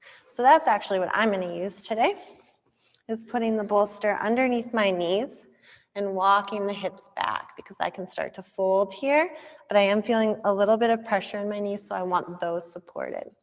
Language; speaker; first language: English; native; English